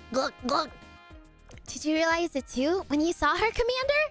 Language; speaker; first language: English; native; English